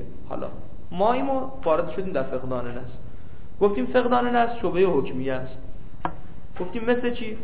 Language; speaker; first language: Persian; native; Persian